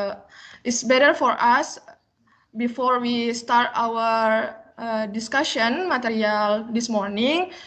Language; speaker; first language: English; non-native, learner; Indonesian